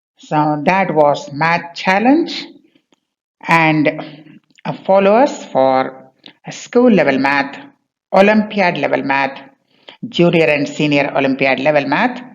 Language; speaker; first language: English; non-native, local second language; Bangla